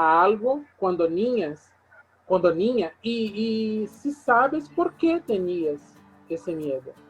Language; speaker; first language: Spanish; non-native, fluent; Portuguese